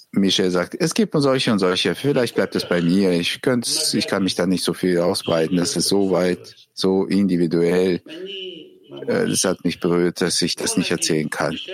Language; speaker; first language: German; non-native, fluent; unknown